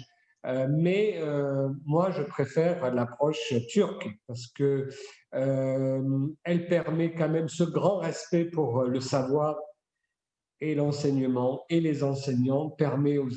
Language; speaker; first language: French; native; French